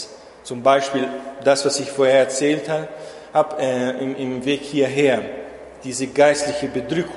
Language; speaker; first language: German; non-native, fluent; Portuguese